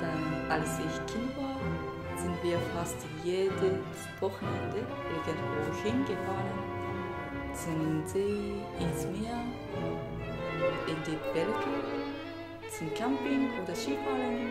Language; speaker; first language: German; non-native, fluent; Japanese